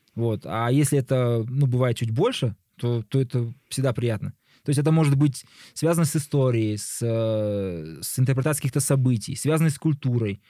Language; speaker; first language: Russian; native; Russian